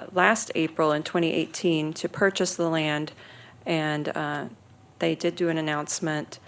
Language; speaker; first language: English; native; English